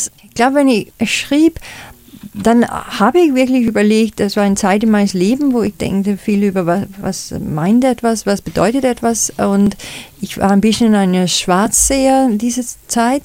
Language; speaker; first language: German; non-native, fluent; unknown